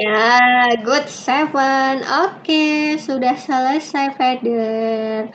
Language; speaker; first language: Indonesian; native; Indonesian